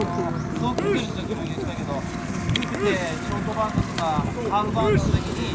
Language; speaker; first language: Japanese; native; Japanese